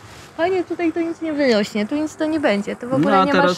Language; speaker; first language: Polish; native; Polish